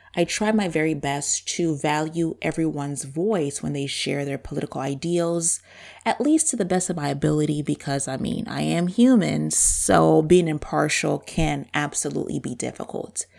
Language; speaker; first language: English; non-native, local second language; Bemba